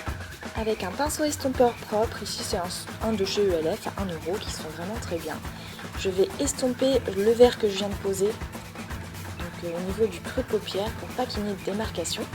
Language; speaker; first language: French; native; French